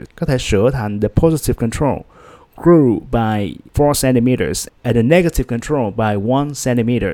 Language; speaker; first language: English; non-native, fluent; Vietnamese